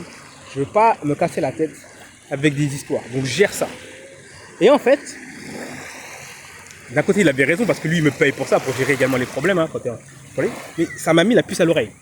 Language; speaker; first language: French; native; French